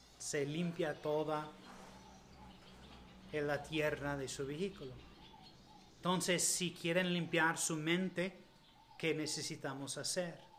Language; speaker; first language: Spanish; non-native, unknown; English